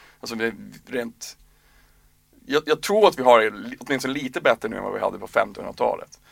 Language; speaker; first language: Swedish; native; Swedish